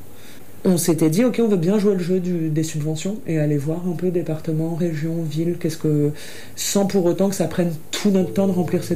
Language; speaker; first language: French; native; French